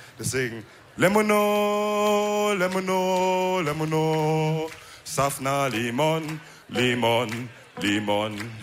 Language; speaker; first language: German; early bilingual, other home language; Wolof